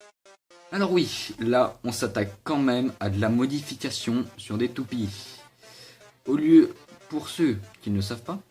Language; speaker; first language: French; native; French